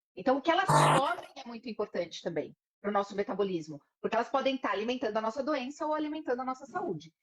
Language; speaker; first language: Portuguese; native; Portuguese